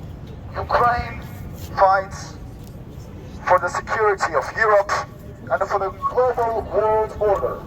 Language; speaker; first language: English; non-native, fluent; Ukrainian